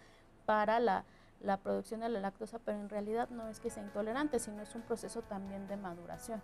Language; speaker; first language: Spanish; native; Spanish